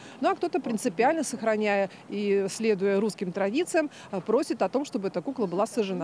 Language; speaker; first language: Russian; native; Russian